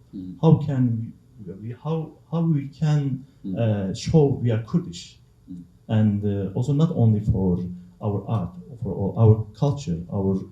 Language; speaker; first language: English; non-native, learner; Kurdish